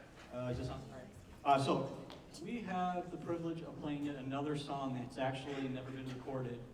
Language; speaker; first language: English; native; English